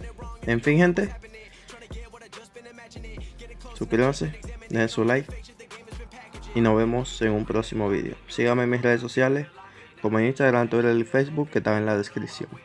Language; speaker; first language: Spanish; native; Spanish